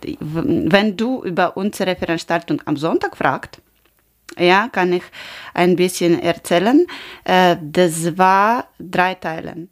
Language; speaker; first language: German; non-native, learner; Ukrainian